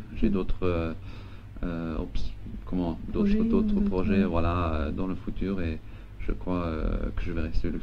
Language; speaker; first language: French; non-native, local second language; Luxembourgish